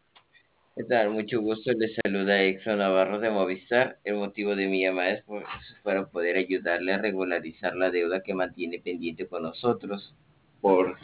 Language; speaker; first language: Spanish; native; Spanish